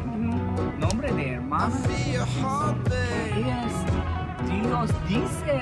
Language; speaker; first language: Spanish; non-native, learner; English